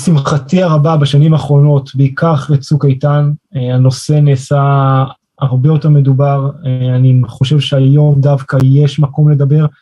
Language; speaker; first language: Hebrew; native; Hebrew